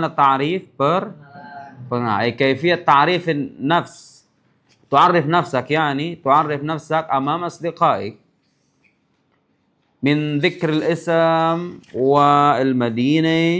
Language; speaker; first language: Arabic; non-native, fluent; Indonesian